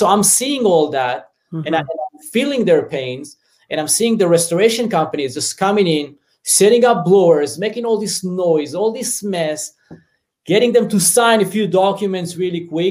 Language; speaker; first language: English; non-native, fluent; Hebrew